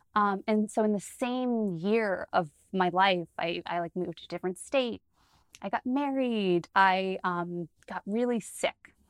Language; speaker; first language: English; native; English